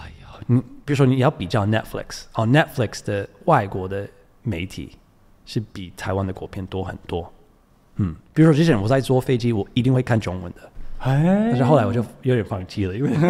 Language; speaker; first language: Chinese; non-native, fluent; English